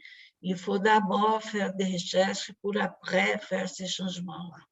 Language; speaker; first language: French; non-native, fluent; Portuguese